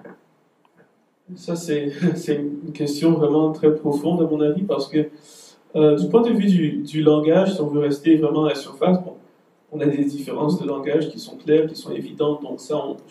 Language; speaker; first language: French; native; French